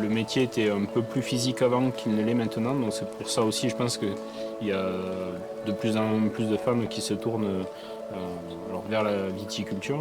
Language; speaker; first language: French; native; French